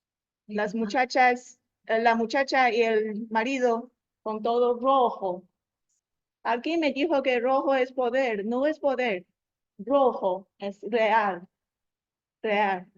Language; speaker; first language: Spanish; non-native, learner; Chinese